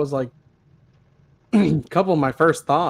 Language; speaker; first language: English; native; English